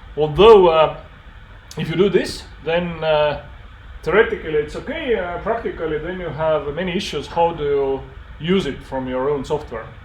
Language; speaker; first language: English; non-native, fluent; Estonian